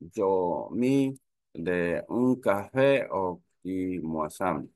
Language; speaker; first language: Vietnamese; non-native, learner; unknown